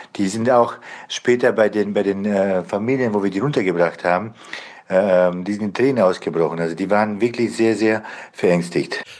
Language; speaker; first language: German; non-native, fluent; Bosnian